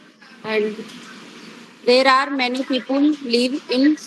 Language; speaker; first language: English; non-native, learner; Hindi